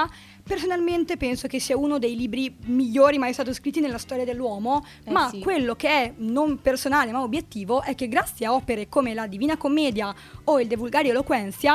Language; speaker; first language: Italian; native; Italian